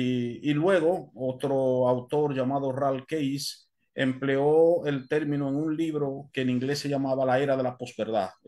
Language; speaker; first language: Spanish; native; Spanish